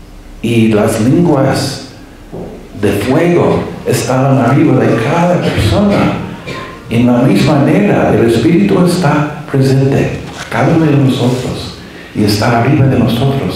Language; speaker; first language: Spanish; non-native, fluent; English